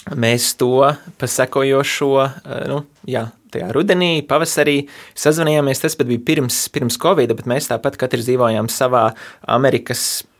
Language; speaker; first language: Latvian; early bilingual, heritage; Latvian